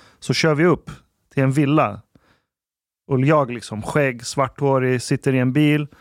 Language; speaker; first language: Swedish; early bilingual, other home language; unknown